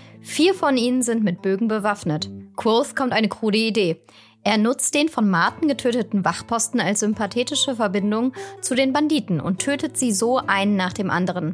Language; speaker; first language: German; native; German